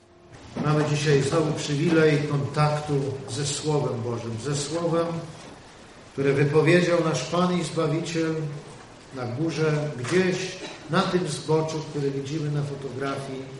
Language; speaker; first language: Polish; native; Polish